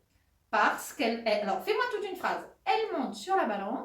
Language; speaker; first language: French; native; French